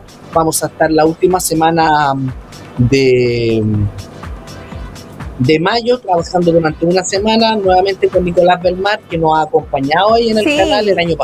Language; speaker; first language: Spanish; native; Spanish